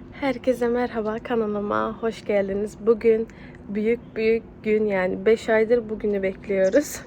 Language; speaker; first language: Turkish; early bilingual, heritage; Turkish